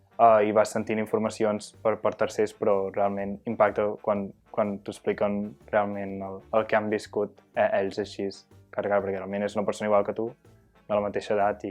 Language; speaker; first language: Catalan; native; Catalan